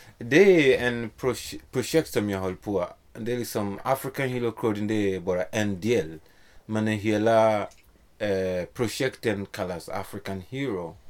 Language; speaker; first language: Swedish; non-native, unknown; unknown